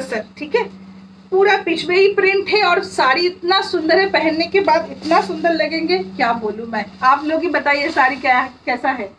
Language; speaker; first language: Hindi; non-native, local second language; Bangla